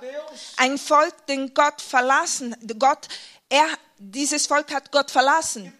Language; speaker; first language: German; non-native, fluent; Portuguese